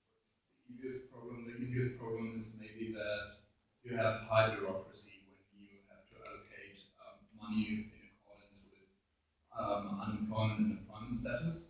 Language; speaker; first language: English; non-native, fluent; German